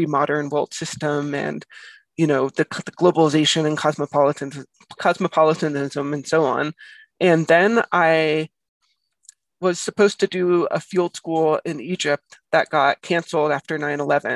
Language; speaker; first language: English; native; English